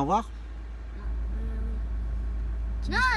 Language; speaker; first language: French; native; French